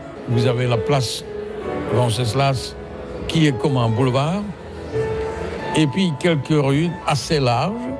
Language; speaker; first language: French; non-native, fluent; Czech